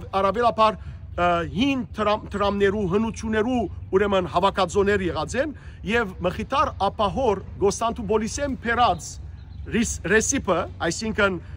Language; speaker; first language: Armenian; native; Armenian